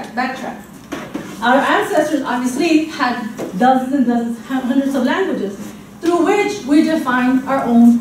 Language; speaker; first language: English; native; English